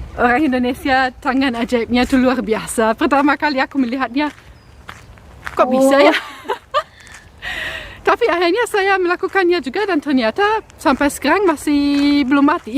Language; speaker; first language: Indonesian; non-native, fluent; German